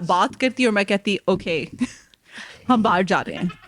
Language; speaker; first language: Urdu; early bilingual, heritage; Urdu